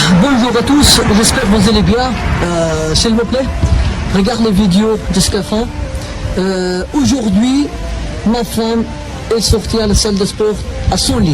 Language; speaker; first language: French; non-native, learner; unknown